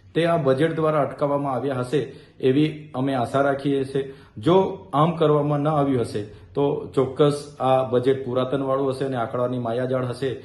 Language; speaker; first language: Gujarati; non-native, local second language; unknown